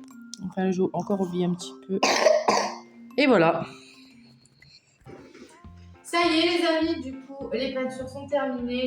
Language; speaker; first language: French; native; French